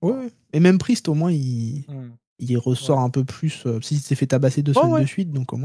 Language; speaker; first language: French; native; French